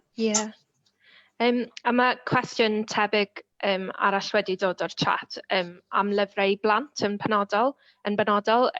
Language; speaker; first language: Welsh; native; Welsh